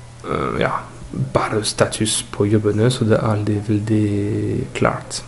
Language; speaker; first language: Norwegian; non-native, fluent; French